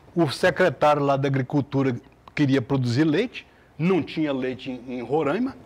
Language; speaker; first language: Portuguese; native; Portuguese